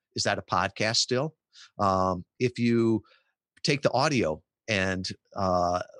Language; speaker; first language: English; native; English